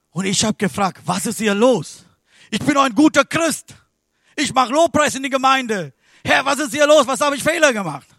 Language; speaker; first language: German; non-native, learner; Sinhala